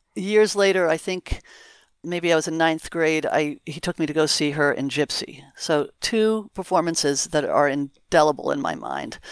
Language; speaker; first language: English; native; English